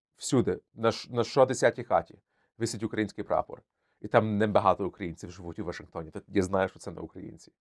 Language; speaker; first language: Ukrainian; early bilingual, heritage; Ukrainian